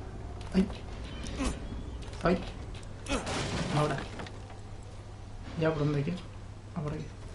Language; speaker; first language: Spanish; native; Spanish